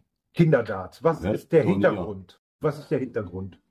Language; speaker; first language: German; native; German